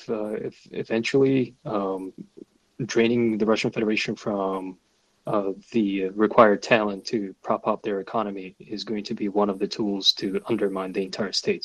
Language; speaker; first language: English; non-native, fluent; Russian